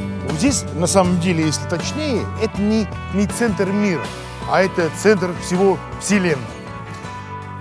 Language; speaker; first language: Russian; non-native, fluent; Finnish